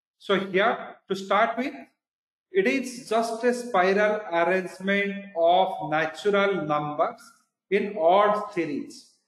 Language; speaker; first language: English; non-native, local second language; Odia